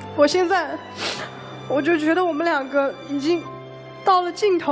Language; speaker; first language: Chinese; native; Chinese